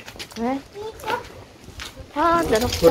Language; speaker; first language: Korean; non-native, learner; Filipino